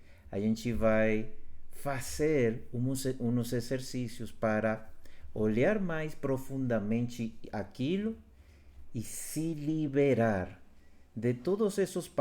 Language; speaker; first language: Portuguese; non-native, fluent; Spanish